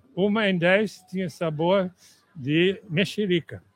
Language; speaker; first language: Portuguese; non-native, fluent; Dutch